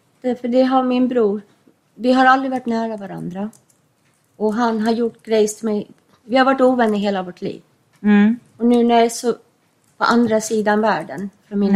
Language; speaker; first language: Swedish; non-native, fluent; English